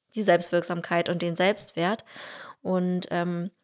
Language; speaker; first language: German; early bilingual, other home language; Russian